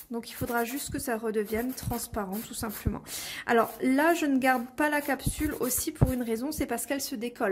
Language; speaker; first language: French; native; French